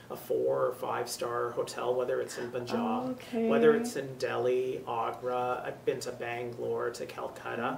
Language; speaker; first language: English; native; English